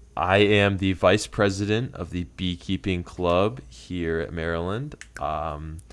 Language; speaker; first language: English; native; English